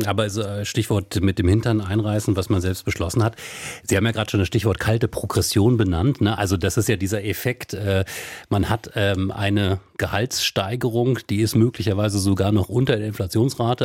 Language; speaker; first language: German; native; German